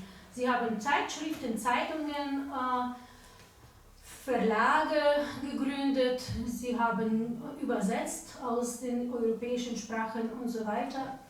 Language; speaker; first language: German; non-native, fluent; Ukrainian